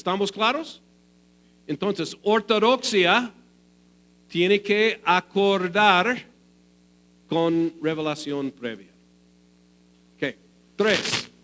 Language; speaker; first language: Spanish; non-native, fluent; English